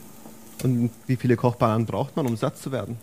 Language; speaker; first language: German; native; German